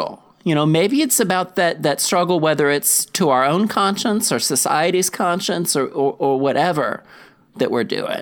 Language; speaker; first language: English; native; English